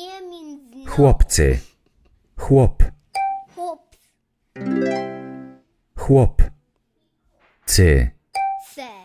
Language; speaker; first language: Polish; non-native, learner; English